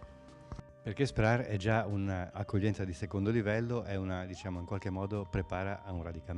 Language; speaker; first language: Italian; native; Italian